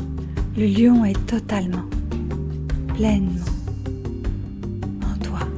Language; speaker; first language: French; native; French